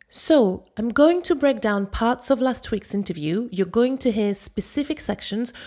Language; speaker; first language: English; non-native, fluent; French